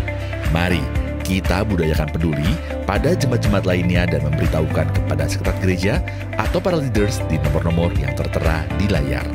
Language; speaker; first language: Indonesian; native; Indonesian